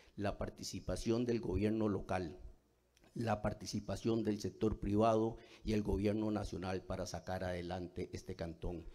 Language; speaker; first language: Spanish; native; Spanish